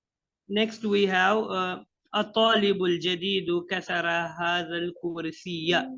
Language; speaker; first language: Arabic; non-native, fluent; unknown